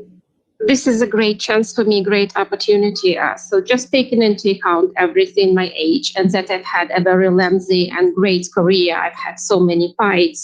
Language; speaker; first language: English; non-native, fluent; Russian